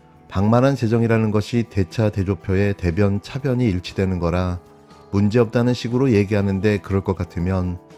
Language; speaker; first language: Korean; native; Korean